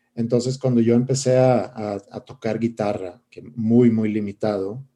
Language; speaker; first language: Spanish; non-native, fluent; Swedish